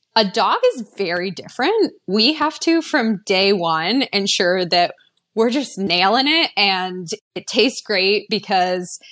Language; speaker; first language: English; native; English